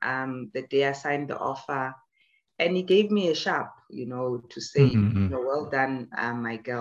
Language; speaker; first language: English; non-native, local second language; Zulu